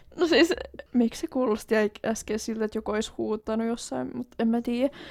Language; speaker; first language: Finnish; non-native, local second language; Swedish